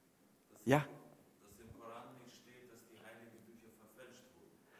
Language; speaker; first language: German; non-native, learner; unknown